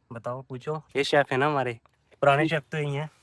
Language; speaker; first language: Hindi; non-native, local second language; Punjabi